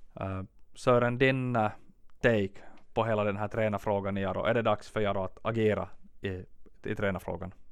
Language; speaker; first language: Swedish; native; Swedish